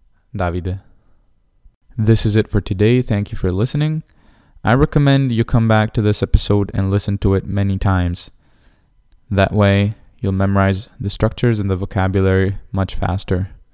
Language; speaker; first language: English; non-native, fluent; Italian